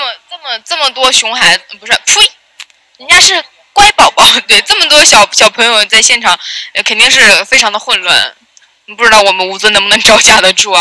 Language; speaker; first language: Chinese; native; Chinese